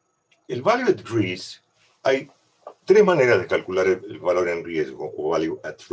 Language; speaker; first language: Spanish; native; Spanish